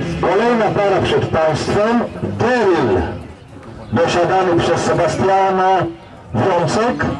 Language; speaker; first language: Polish; native; Polish